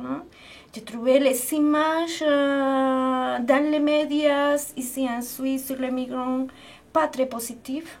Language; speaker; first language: French; non-native, fluent; Spanish